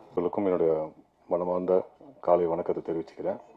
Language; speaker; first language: Tamil; native; Tamil